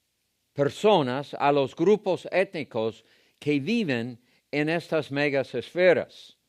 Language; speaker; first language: Spanish; non-native, fluent; English